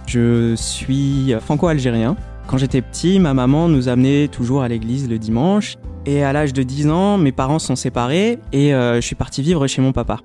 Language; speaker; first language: French; native; French